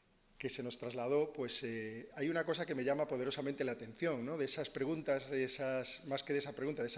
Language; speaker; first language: Spanish; native; Spanish